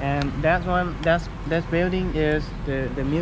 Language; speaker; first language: English; non-native, learner; Lao